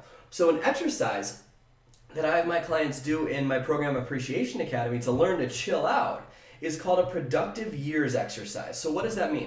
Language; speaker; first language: English; native; English